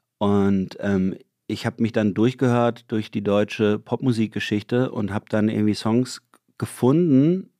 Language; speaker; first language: German; native; German